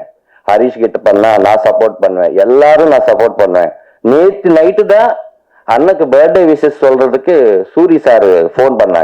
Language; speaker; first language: Tamil; non-native, learner; Telugu